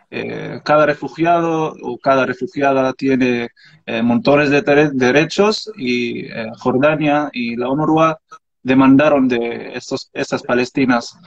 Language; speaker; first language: Spanish; non-native, learner; Arabic